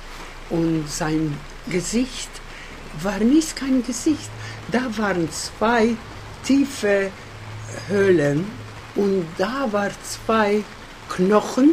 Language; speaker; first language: German; non-native, fluent; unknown